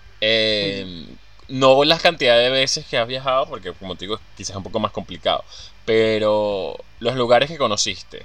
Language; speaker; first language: Spanish; native; Spanish